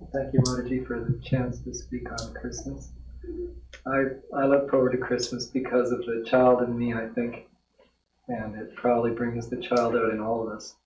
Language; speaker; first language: English; native; English